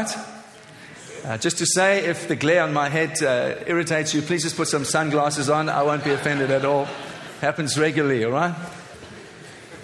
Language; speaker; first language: English; native; English